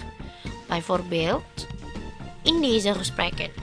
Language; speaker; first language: Dutch; non-native, fluent; Indonesian